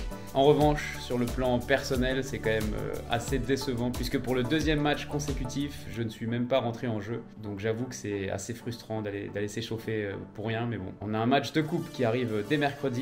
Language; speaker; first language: French; native; French